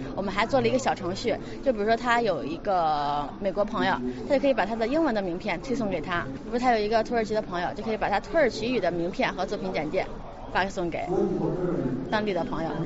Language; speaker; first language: Chinese; native; Chinese